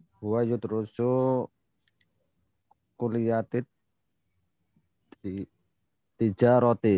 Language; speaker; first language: Arabic; non-native, learner; Indonesian